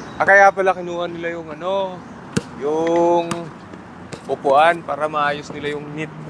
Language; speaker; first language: Filipino; non-native, local second language; Cebuano